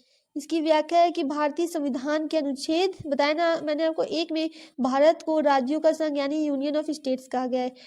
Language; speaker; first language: Hindi; native; Hindi